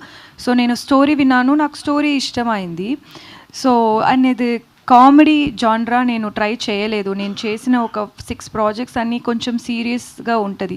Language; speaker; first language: Telugu; non-native, learner; Tamil